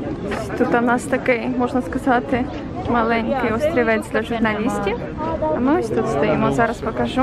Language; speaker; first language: Ukrainian; native; Ukrainian